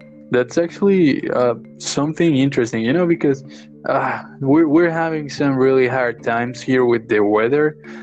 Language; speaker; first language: English; non-native, fluent; Spanish